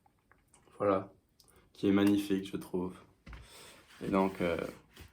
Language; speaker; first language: French; non-native, fluent; English